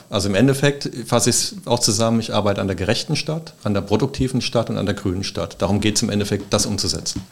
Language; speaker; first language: German; native; German